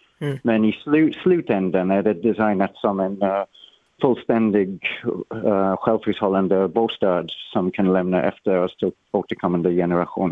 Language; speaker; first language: Swedish; non-native, fluent; English